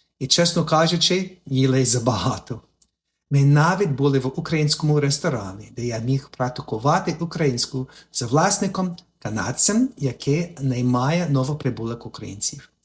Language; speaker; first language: Ukrainian; non-native, learner; English